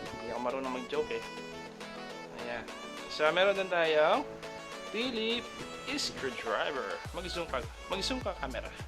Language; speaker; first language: Filipino; non-native, local second language; Pampanga